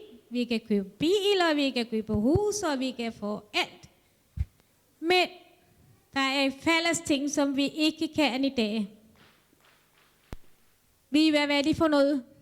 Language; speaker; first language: Danish; non-native, fluent; Tamil